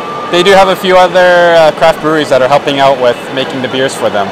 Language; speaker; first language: English; native; English